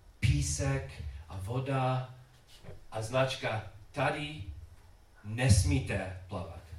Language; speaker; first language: Czech; non-native, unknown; English